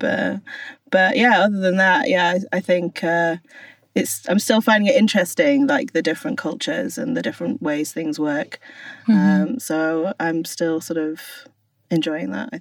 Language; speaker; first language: English; native; English